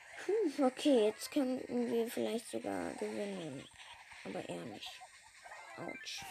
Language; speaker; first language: German; native; German